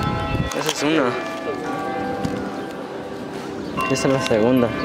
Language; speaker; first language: Spanish; early bilingual, heritage; Spanish